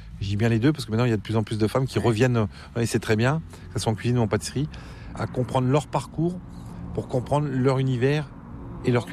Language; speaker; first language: French; native; French